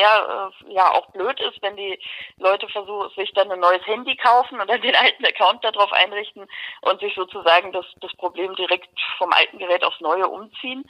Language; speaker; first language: German; native; German